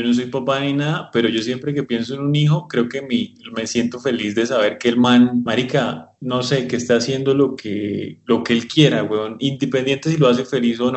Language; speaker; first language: Spanish; native; Spanish